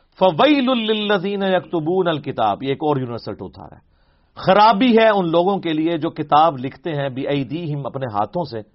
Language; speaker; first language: Urdu; non-native, local second language; Punjabi